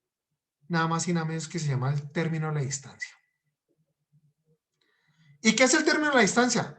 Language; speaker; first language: Spanish; native; Spanish